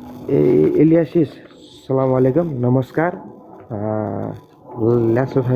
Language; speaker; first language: Hindi; non-native, learner; Nepali